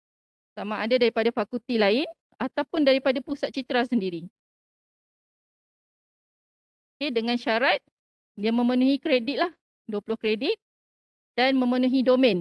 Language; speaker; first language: Malay; native; Malay